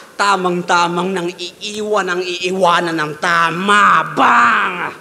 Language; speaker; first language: Filipino; native; Filipino